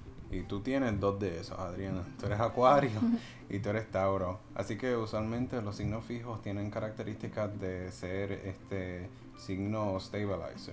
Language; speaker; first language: Spanish; native; Spanish